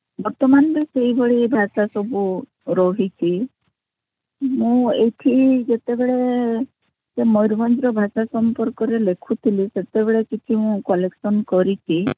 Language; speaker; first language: Odia; non-native, local second language; Santali